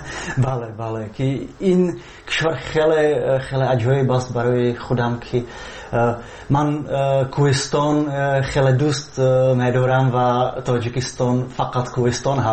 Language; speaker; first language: Tajik; non-native, fluent; Czech